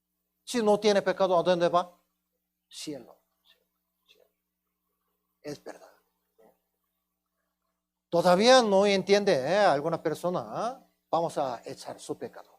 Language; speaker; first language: Spanish; non-native, fluent; Korean